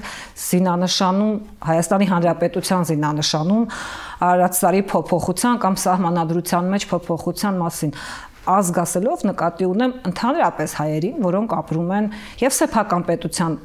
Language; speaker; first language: Armenian; native; Armenian